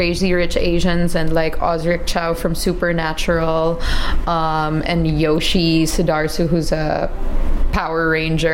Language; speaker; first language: English; native; English